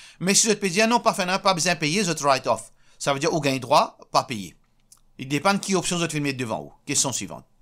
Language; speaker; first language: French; non-native, local second language; Morisyen